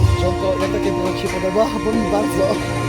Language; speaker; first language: Polish; native; Polish